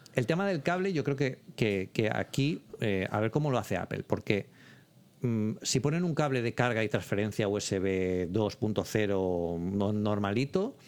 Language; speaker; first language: Spanish; native; Spanish